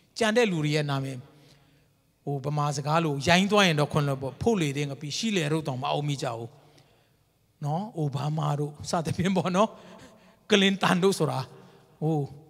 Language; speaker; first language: Burmese; non-native, local second language; Kachin